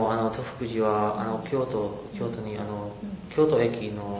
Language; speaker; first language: Japanese; non-native, learner; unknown